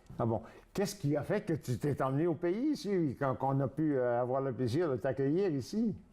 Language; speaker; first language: French; native; French